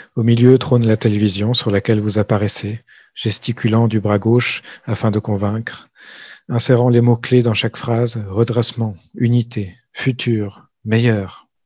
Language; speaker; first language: French; native; French